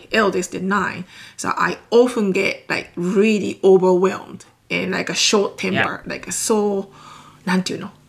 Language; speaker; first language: English; non-native, fluent; Japanese